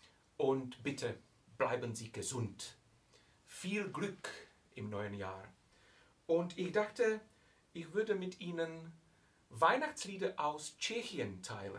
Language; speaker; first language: German; non-native, fluent; Czech